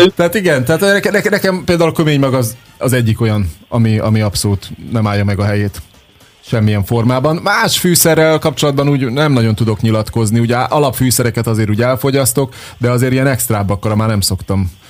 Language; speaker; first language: Hungarian; native; Hungarian